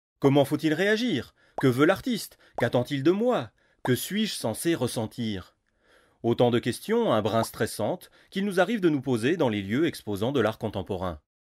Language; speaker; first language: French; native; French